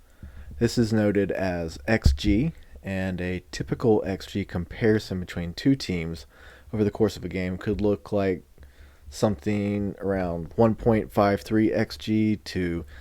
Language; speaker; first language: English; native; English